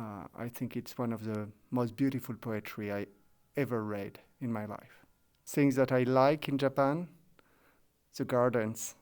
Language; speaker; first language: English; non-native, fluent; French